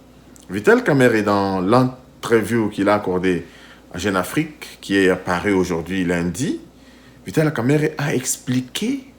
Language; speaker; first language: French; non-native, local second language; Lingala